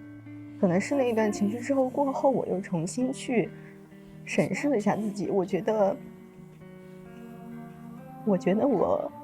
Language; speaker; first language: Chinese; native; Chinese